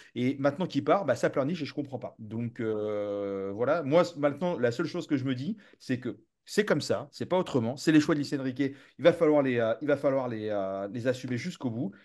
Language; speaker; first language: French; native; French